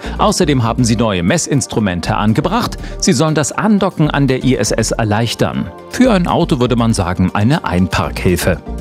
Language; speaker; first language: German; native; German